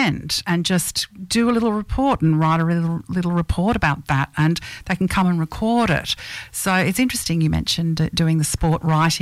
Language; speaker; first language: English; native; English